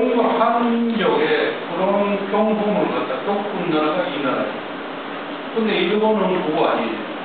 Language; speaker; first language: Korean; non-native, fluent; Japanese